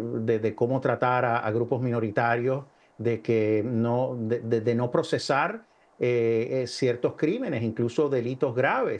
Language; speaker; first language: Spanish; native; Spanish